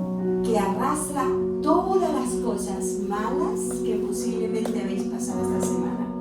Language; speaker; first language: Spanish; native; Spanish